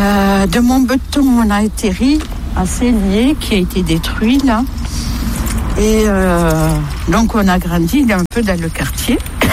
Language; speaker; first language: French; native; French